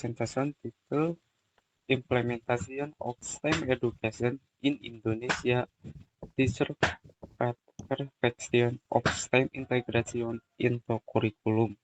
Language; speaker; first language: English; non-native, learner; Indonesian